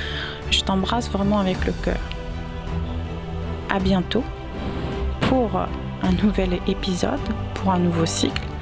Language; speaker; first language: French; native; French